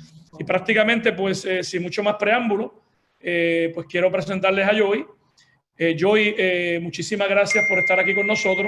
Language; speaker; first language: Spanish; native; Spanish